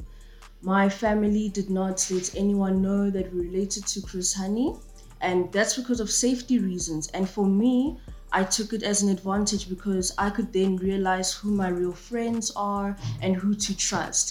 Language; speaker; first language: English; non-native, local second language; Zulu